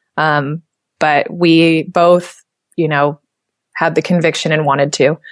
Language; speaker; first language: English; native; English